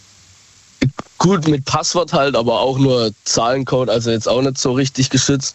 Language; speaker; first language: German; native; German